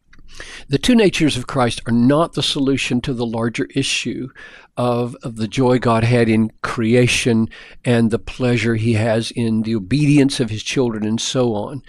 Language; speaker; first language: English; native; English